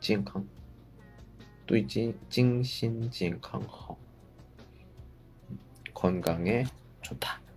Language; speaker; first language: Chinese; non-native, learner; Korean